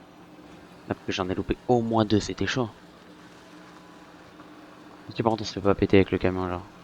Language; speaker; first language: French; native; French